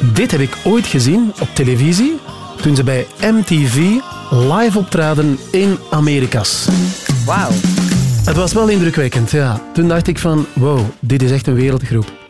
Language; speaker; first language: Dutch; native; Dutch